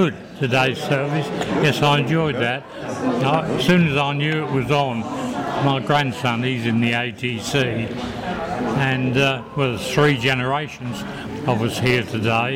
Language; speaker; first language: English; native; English